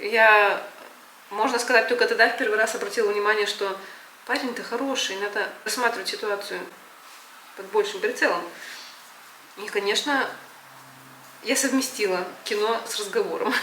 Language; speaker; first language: Russian; native; Russian